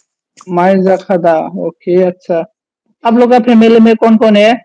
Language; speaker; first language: Hindi; non-native, local second language; Bodo